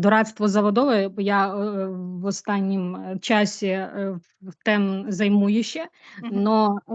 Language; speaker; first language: Polish; non-native, learner; Ukrainian